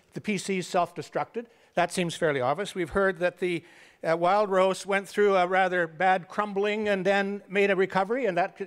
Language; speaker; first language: English; native; English